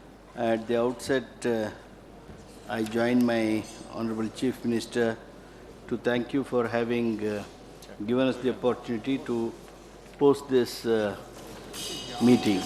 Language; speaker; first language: English; non-native, local second language; Kannada